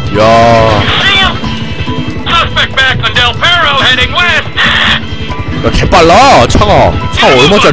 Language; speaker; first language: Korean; native; Korean